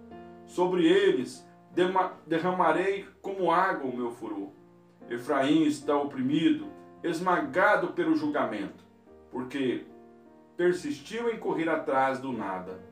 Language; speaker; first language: Portuguese; native; Portuguese